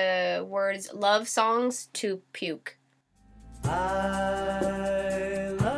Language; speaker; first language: English; native; English